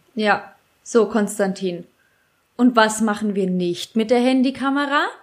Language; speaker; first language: German; native; German